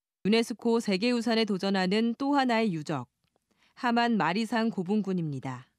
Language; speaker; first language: Korean; native; Korean